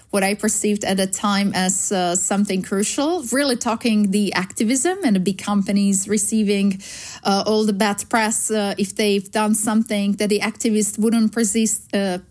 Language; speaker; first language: English; non-native, fluent; Slovak